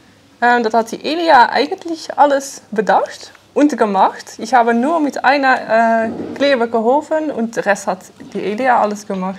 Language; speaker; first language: German; non-native, fluent; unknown